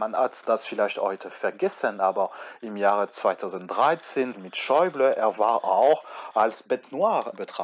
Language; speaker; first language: German; non-native, fluent; French